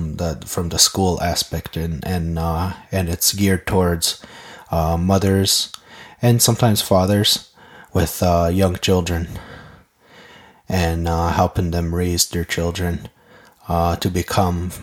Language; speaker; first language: English; non-native, fluent; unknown